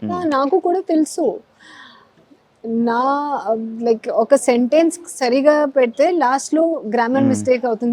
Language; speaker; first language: Telugu; non-native, learner; Hindi